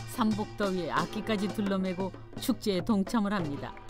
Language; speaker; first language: Korean; native; Korean